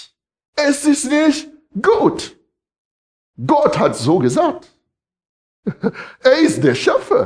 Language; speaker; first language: German; non-native, fluent; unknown